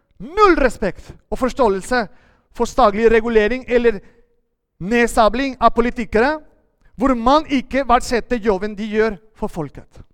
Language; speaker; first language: Norwegian; non-native, fluent; Spanish